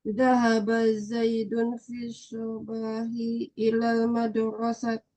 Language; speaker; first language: Arabic; non-native, learner; Indonesian